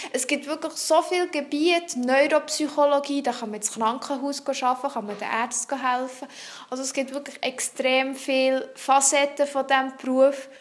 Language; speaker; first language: German; non-native, local second language; French